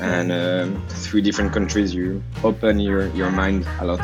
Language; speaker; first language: English; non-native, fluent; French